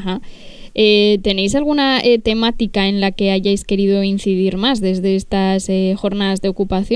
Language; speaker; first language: Spanish; native; Spanish